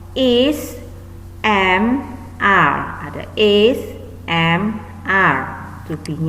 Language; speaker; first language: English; non-native, fluent; Indonesian